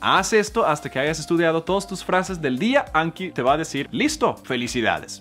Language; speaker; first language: Spanish; non-native, fluent; Swedish